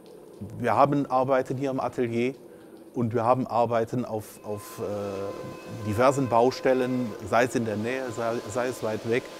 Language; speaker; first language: German; native; German